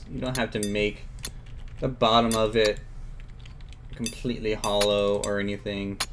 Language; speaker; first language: English; native; English